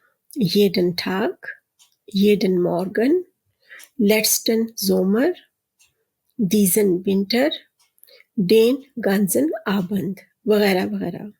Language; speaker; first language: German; non-native, fluent; Urdu